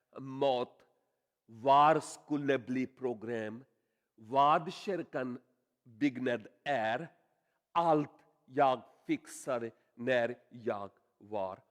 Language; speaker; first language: Swedish; non-native, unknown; Urdu